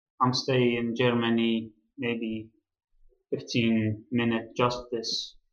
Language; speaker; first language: English; non-native, learner; Arabic